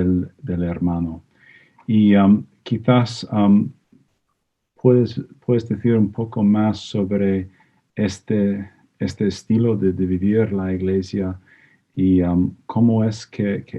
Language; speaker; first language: Spanish; non-native, fluent; English